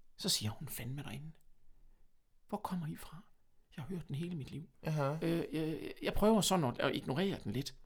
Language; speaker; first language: Danish; early bilingual, other home language; German